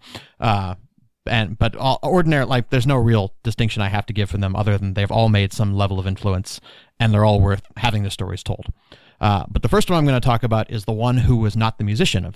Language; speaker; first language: English; native; English